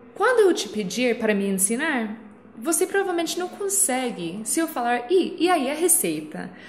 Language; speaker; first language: Portuguese; non-native, fluent; English